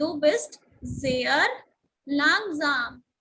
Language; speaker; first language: German; non-native, learner; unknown